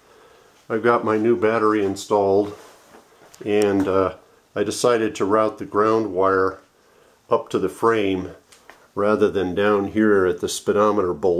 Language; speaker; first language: English; native; English